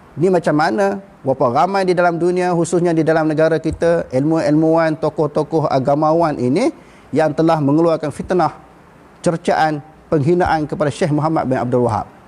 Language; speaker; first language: Malay; native; Malay